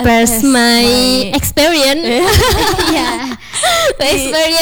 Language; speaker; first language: English; non-native, learner; Indonesian